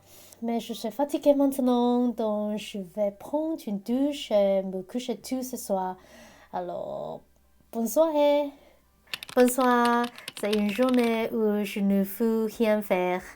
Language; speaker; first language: French; non-native, learner; Cantonese